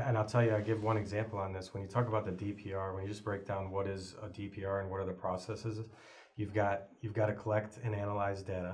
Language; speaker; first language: English; native; English